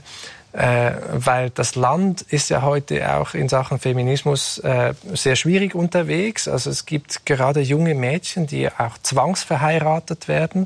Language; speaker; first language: German; native; German